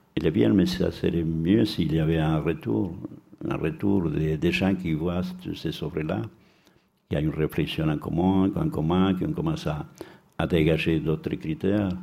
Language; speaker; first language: French; non-native, fluent; Spanish